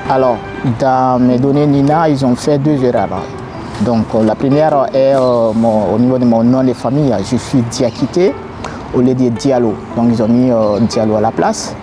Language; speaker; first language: French; non-native, local second language; Bambara